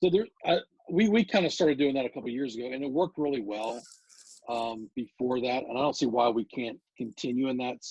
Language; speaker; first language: English; native; English